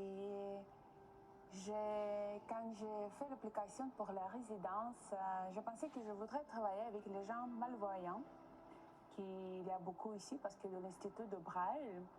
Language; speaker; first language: French; non-native, learner; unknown